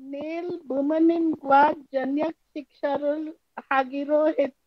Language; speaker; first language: Korean; non-native, learner; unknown